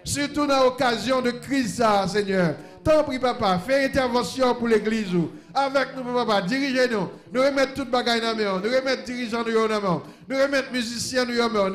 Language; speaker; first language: French; non-native, local second language; Haitian Creole